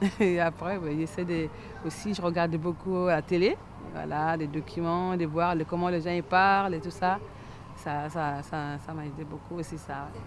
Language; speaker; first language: French; non-native, learner; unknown